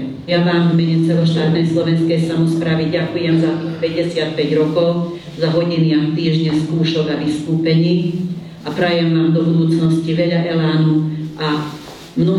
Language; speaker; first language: Slovak; early bilingual, heritage; Slovak